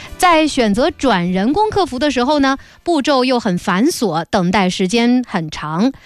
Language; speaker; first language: Chinese; native; Chinese